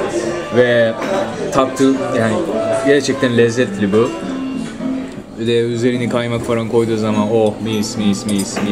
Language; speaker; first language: Turkish; non-native, fluent; Japanese